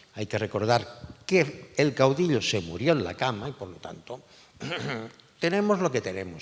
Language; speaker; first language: Spanish; non-native, local second language; Catalan